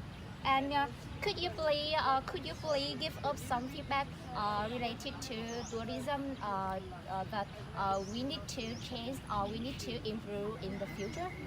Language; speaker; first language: English; non-native, learner; Vietnamese